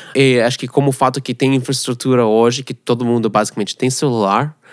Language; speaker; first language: Portuguese; non-native, fluent; Russian